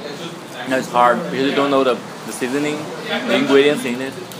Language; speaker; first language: English; non-native, fluent; Chinese